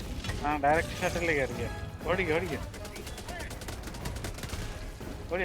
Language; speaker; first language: Malayalam; native; Malayalam